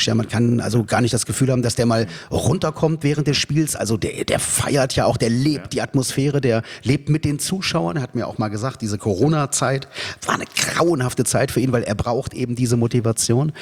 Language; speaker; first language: German; native; German